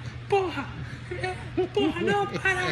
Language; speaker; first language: Portuguese; non-native, learner; English